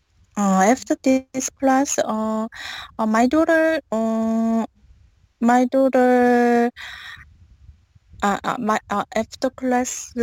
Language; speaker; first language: English; non-native, learner; Korean